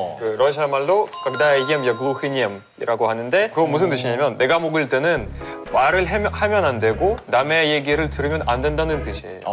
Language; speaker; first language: Korean; non-native, fluent; Russian